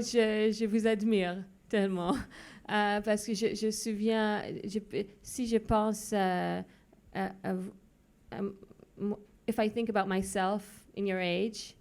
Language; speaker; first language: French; non-native, fluent; Hebrew